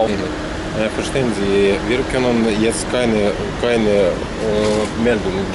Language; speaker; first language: German; non-native, fluent; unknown